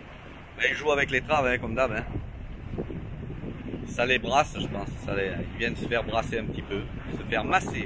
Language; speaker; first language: French; native; French